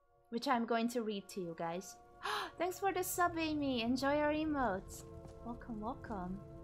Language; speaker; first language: English; non-native, fluent; Hungarian